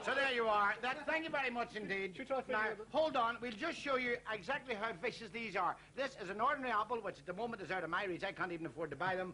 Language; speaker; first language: English; native; English